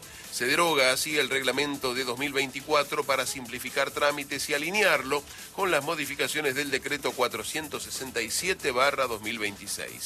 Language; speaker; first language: Spanish; native; Spanish